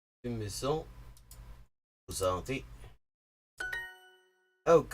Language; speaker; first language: French; non-native, learner; English